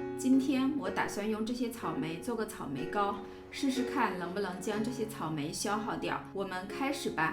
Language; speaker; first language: Chinese; native; Chinese